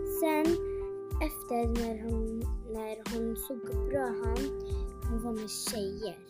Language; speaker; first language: Swedish; non-native, learner; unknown